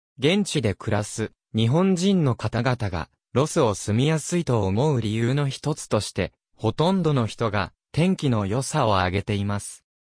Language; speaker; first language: Japanese; non-native, fluent; English